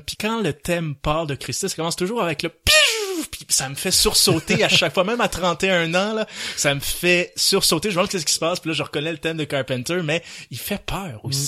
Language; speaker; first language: French; native; French